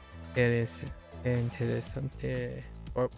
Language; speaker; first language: Spanish; non-native, learner; English